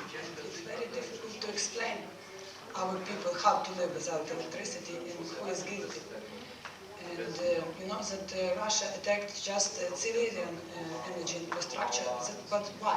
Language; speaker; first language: English; non-native, learner; Ukrainian